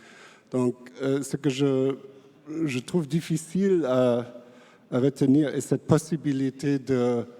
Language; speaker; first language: French; non-native, fluent; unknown